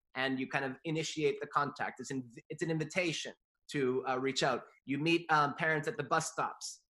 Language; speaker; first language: English; native; English